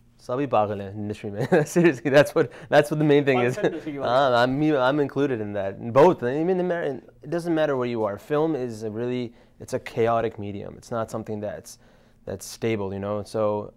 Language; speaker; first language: English; early bilingual, other home language; Urdu